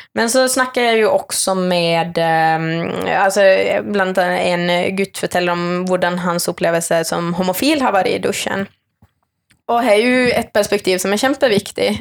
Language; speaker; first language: Swedish; native; Swedish